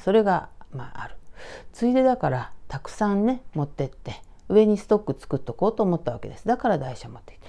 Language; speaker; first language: Japanese; native; Japanese